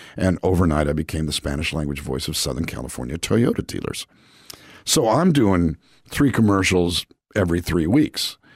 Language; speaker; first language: English; native; English